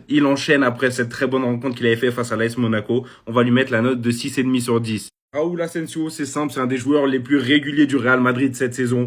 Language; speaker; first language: French; native; French